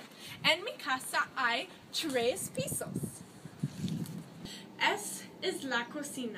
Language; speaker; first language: Spanish; non-native, learner; English